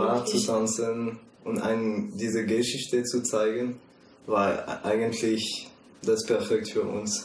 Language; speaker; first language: German; non-native, learner; French